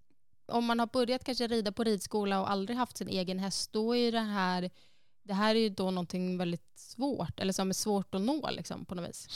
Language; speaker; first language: Swedish; native; Swedish